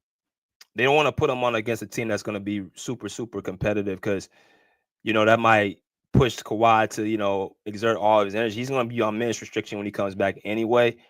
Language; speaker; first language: English; native; English